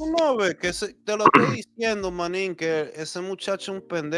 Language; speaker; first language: Spanish; early bilingual, heritage; Spanish